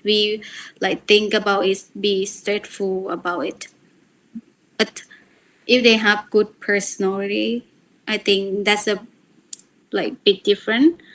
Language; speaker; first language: English; non-native, learner; Thai